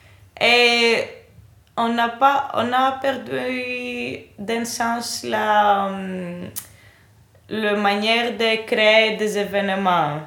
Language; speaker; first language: French; non-native, fluent; Greek